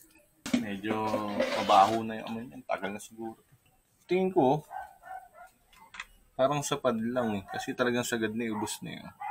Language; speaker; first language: Filipino; native; Filipino